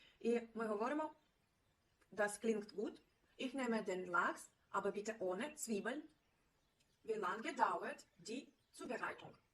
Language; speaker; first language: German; non-native, fluent; Ukrainian